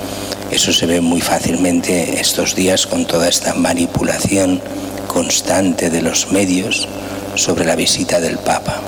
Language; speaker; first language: Spanish; native; Spanish